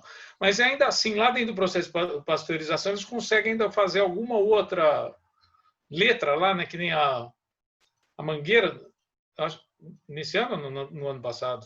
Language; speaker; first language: Portuguese; native; Portuguese